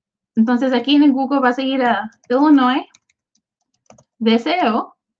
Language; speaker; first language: Spanish; early bilingual, other home language; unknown